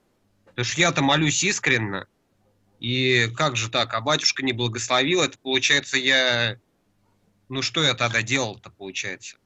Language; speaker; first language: Russian; native; Russian